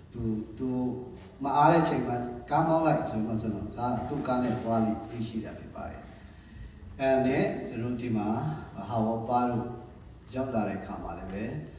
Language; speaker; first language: Burmese; non-native, local second language; Tedim Chin